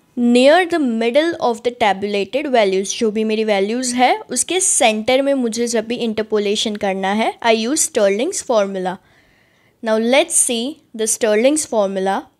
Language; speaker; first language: Hindi; native; Hindi